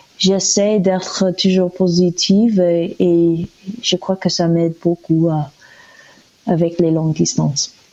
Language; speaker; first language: French; non-native, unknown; English